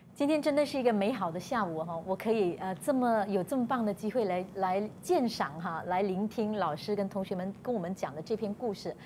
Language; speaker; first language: Chinese; native; Chinese